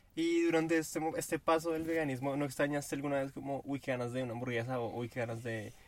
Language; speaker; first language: Spanish; native; Spanish